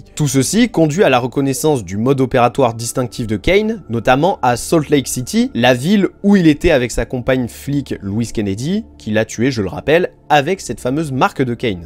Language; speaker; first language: French; native; French